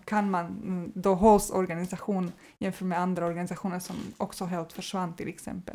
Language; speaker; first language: Swedish; non-native, fluent; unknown